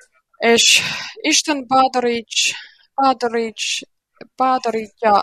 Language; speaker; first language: Hungarian; non-native, learner; Finnish